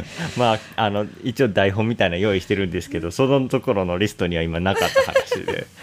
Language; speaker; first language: Japanese; non-native, fluent; German